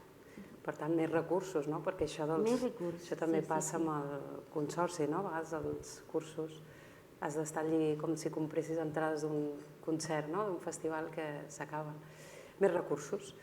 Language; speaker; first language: Catalan; native; Catalan